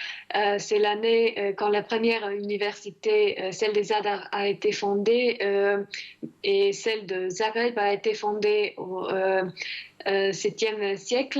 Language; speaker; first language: French; non-native, fluent; Croatian